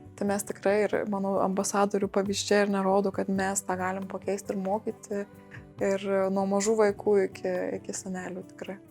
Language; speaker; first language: Lithuanian; native; Lithuanian